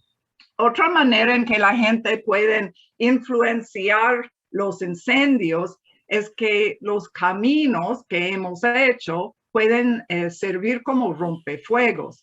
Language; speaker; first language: Spanish; non-native, fluent; English